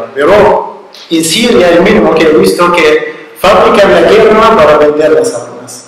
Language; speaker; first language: Spanish; non-native, learner; Arabic